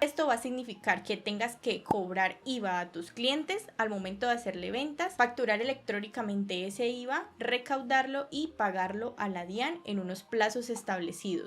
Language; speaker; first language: Spanish; native; Spanish